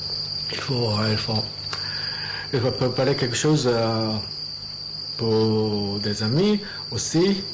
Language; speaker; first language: French; non-native, learner; Japanese